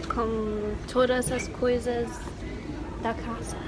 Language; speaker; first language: Portuguese; non-native, learner; English